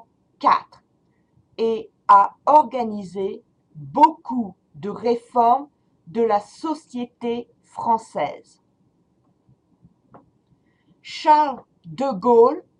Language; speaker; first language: French; non-native, fluent; English